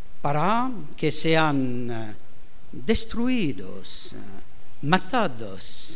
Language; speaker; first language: Spanish; non-native, fluent; French